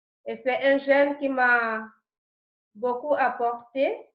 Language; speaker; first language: French; non-native, learner; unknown